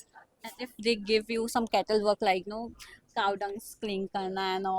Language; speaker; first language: Hindi; native; Hindi